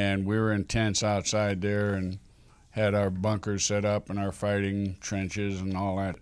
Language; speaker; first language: English; native; English